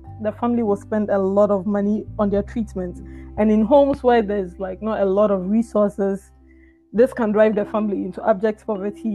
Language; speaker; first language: English; non-native, local second language; Akan